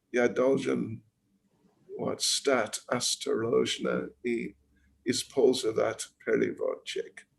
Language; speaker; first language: Russian; non-native, learner; English